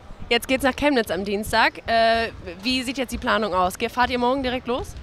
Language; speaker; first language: German; native; German